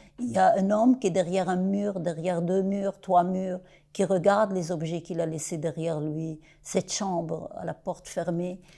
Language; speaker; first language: French; non-native, local second language; Arabic